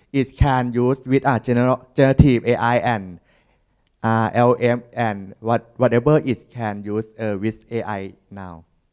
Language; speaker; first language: English; non-native, learner; Thai